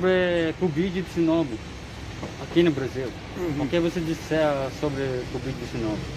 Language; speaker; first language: Portuguese; non-native, learner; Filipino